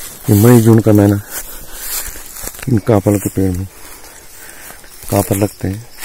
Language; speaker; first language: Hindi; native; Hindi